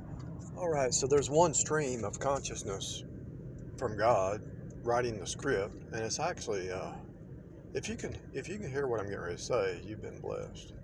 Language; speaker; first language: English; native; English